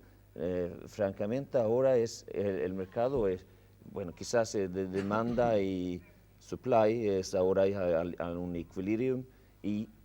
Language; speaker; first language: Spanish; non-native, fluent; Swedish